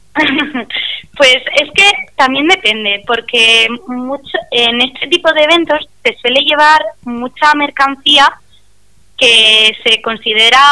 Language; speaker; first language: Spanish; native; Spanish